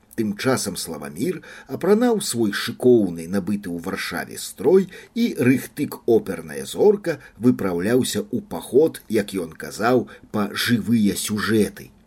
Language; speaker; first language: Belarusian; native; Belarusian